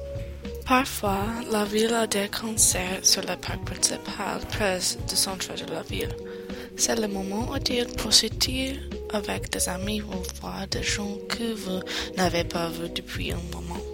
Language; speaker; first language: French; non-native, learner; English